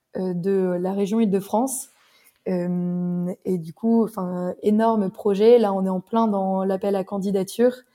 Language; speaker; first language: French; native; French